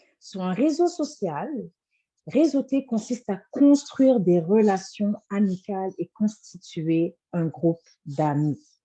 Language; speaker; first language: French; native; French